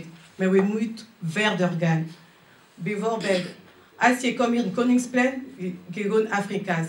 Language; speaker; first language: Dutch; non-native, learner; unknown